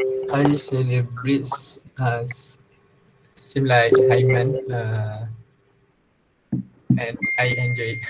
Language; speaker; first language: English; non-native, local second language; Malay